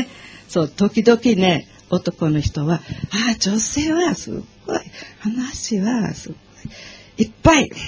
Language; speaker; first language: Japanese; non-native, learner; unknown